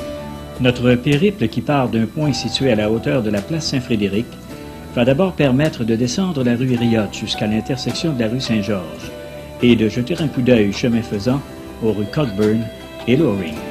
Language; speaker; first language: French; native; French